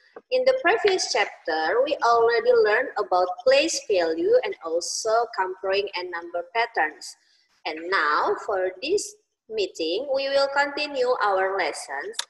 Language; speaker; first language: English; non-native, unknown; Indonesian